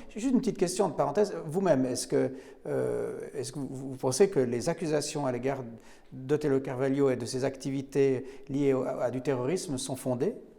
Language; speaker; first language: French; native; French